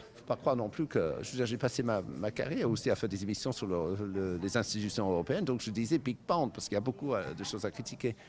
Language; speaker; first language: French; non-native, fluent; English